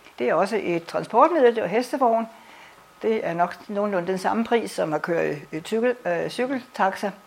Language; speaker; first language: Danish; native; Danish